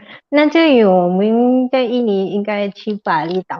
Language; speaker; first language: Chinese; non-native, learner; Indonesian